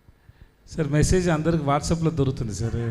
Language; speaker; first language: Telugu; non-native, learner; Tamil